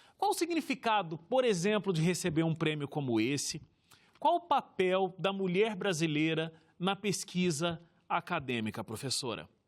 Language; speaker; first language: Portuguese; native; Portuguese